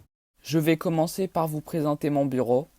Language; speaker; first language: French; native; French